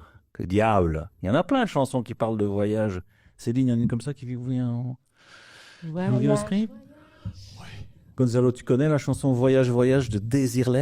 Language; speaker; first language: French; native; French